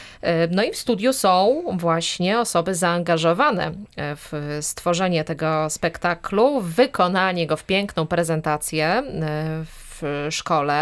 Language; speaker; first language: Polish; native; Polish